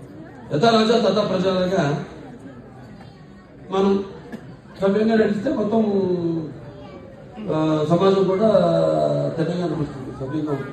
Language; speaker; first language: Telugu; native; Telugu